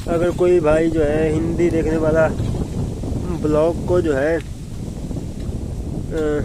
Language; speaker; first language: Hindi; non-native, local second language; Punjabi